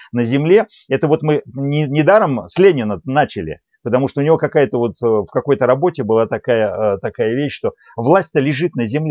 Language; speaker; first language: Russian; native; Russian